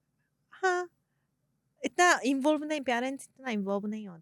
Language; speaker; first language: Hindi; non-native, fluent; Japanese